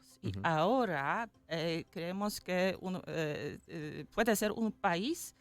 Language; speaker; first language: Spanish; non-native, fluent; Polish